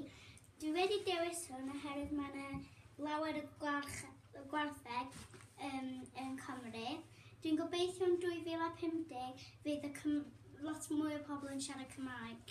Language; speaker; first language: Welsh; non-native, local second language; English